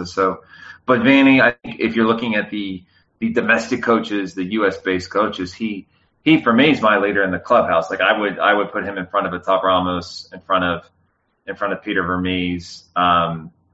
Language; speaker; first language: English; native; English